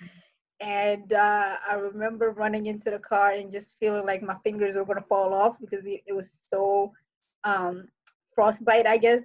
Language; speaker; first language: English; early bilingual, other home language; Fula